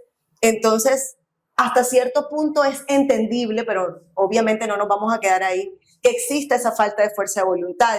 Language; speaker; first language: Spanish; native; Spanish